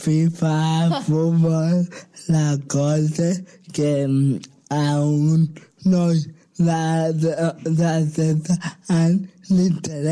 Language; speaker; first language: Catalan; non-native, local second language; Spanish